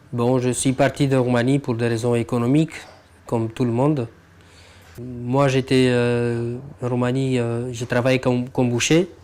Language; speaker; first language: French; non-native, fluent; Romanian